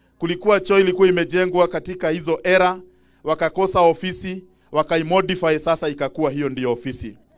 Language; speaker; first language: Swahili; non-native, local second language; Kikuyu